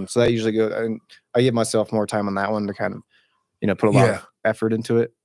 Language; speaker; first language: English; native; English